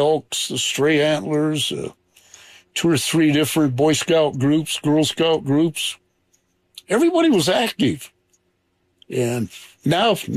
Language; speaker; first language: English; native; English